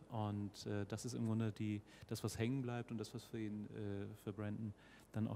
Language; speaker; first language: German; native; German